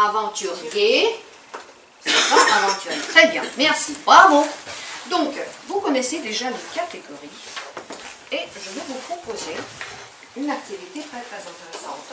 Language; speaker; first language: French; non-native, fluent; Ukrainian